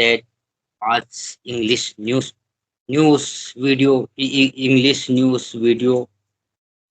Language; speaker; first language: English; non-native, learner; Hindi